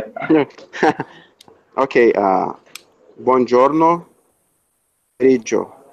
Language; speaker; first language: Italian; non-native, learner; Portuguese